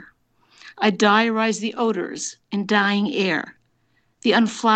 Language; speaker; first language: English; native; English